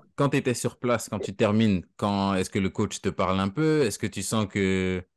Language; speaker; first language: French; native; French